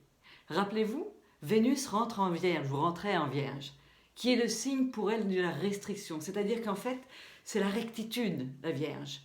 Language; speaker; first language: French; native; French